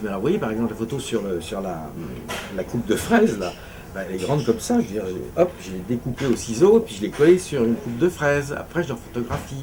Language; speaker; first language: French; native; French